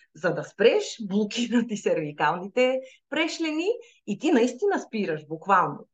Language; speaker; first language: Bulgarian; native; Bulgarian